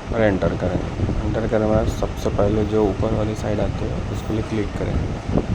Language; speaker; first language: Hindi; non-native, local second language; Marathi